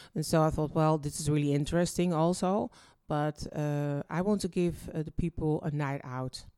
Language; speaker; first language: English; early bilingual, other home language; Dutch